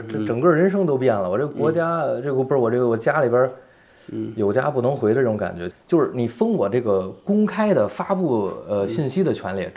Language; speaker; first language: Chinese; native; Chinese